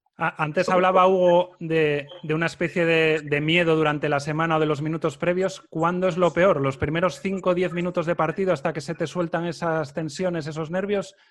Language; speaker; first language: Spanish; native; Spanish